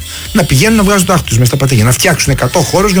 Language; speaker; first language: Greek; native; Greek